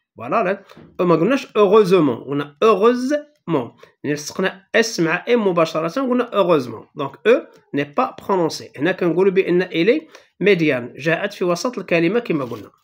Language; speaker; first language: French; non-native, local second language; Arabic